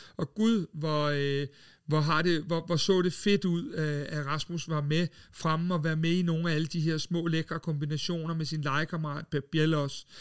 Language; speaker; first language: Danish; native; Danish